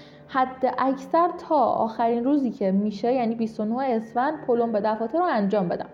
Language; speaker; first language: Persian; native; Persian